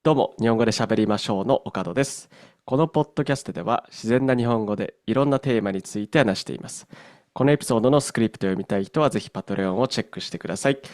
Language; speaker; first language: Japanese; native; Japanese